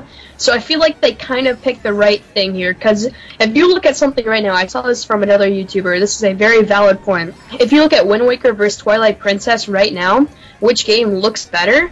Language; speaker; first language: English; native; English